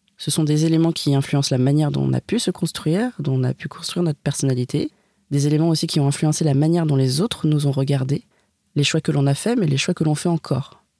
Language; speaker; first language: French; native; French